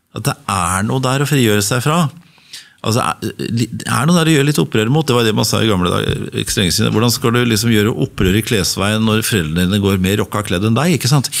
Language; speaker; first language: Norwegian; native; Norwegian